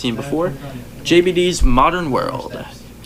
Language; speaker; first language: English; native; English